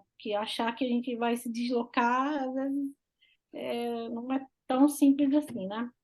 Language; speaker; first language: Portuguese; non-native, fluent; French